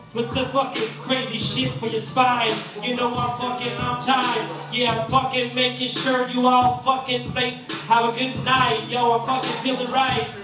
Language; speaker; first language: English; native; English